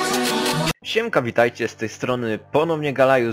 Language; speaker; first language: Polish; native; Polish